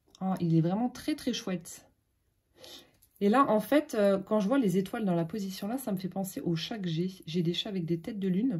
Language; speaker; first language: French; native; French